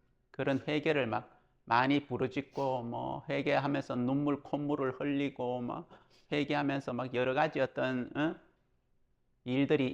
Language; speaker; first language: Korean; native; Korean